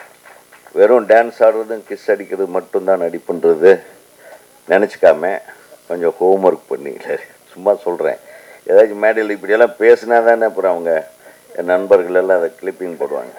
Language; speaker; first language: Tamil; native; Tamil